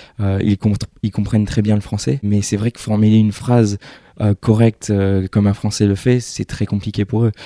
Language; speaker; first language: French; early bilingual, other home language; English